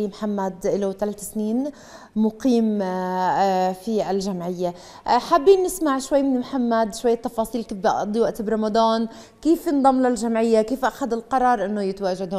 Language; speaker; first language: Arabic; native; Arabic